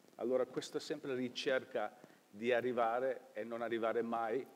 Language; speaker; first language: Italian; early bilingual, heritage; Italian